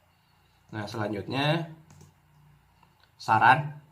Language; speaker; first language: Indonesian; native; Indonesian